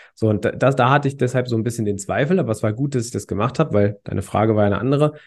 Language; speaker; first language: German; native; German